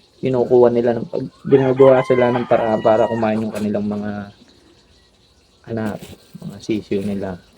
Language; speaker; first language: Filipino; native; Filipino